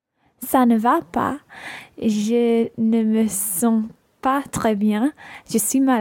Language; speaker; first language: French; non-native, learner; English